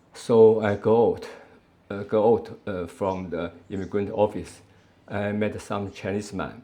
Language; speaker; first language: English; non-native, learner; Chinese